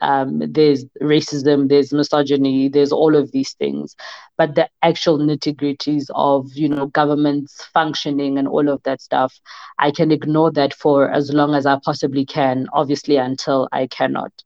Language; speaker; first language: English; non-native, local second language; Southern Sotho